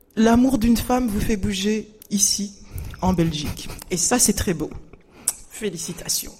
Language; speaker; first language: French; native; French